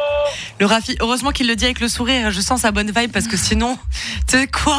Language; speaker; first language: French; native; French